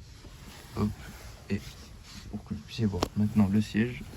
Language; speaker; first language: French; native; French